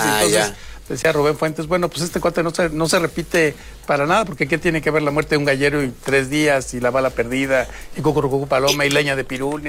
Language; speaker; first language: Spanish; native; Spanish